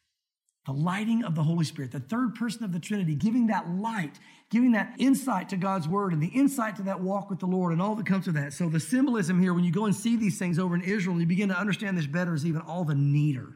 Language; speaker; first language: English; native; English